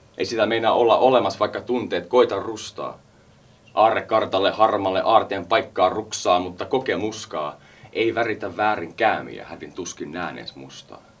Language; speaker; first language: Finnish; early bilingual, heritage; Finnish